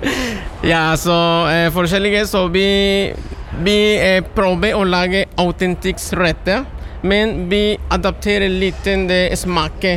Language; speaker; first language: Norwegian; non-native, learner; Spanish